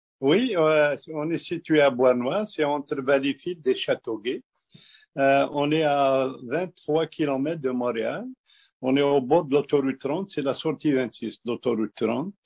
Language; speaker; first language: French; non-native, local second language; Kabyle